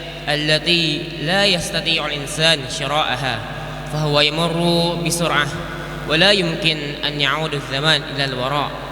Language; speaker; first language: Arabic; non-native, learner; Indonesian